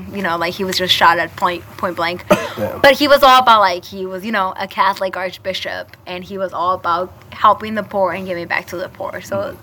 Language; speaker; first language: English; non-native, fluent; Spanish